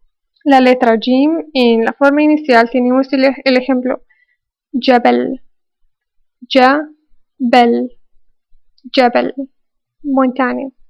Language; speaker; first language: Spanish; non-native, fluent; Arabic